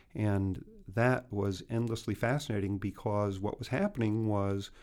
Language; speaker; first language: English; native; English